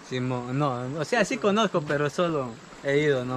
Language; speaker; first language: Spanish; native; Spanish